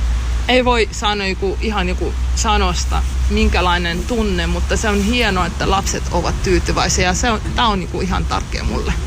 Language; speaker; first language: Finnish; non-native, learner; Russian